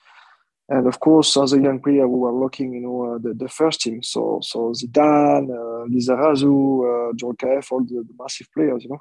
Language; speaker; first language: English; non-native, fluent; French